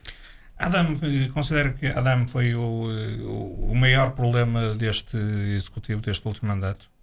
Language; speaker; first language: Portuguese; native; Portuguese